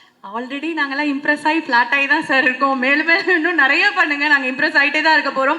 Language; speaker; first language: Tamil; native; Tamil